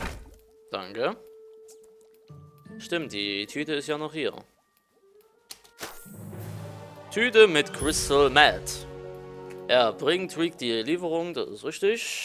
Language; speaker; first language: German; native; German